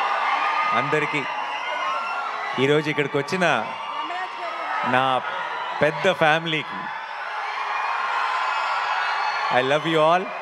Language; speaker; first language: Telugu; native; Telugu